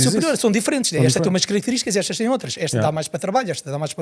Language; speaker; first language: Portuguese; native; Portuguese